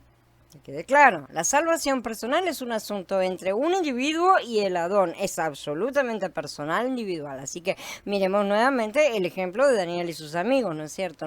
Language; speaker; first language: Spanish; native; Spanish